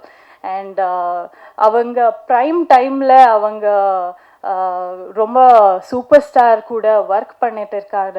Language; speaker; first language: Tamil; non-native, learner; Kannada